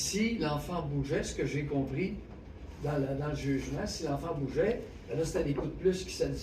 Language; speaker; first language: French; native; French